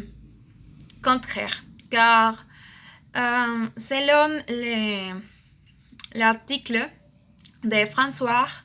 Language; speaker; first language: French; non-native, learner; Spanish